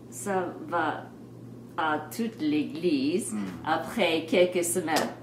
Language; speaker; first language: French; non-native, fluent; English